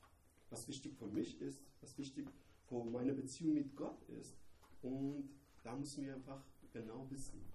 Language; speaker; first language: German; non-native, learner; Persian